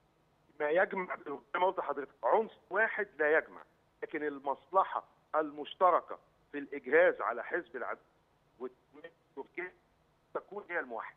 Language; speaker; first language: Arabic; native; Arabic